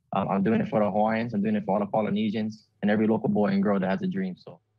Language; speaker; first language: English; native; English